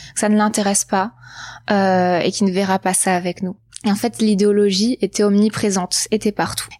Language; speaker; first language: French; native; French